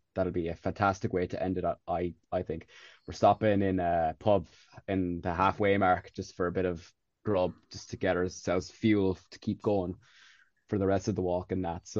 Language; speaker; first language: English; native; English